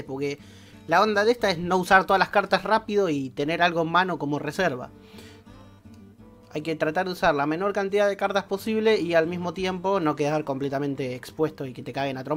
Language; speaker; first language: Spanish; native; Spanish